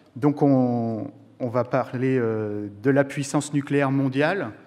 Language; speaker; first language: French; native; French